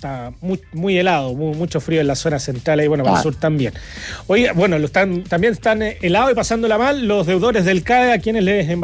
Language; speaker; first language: Spanish; native; Spanish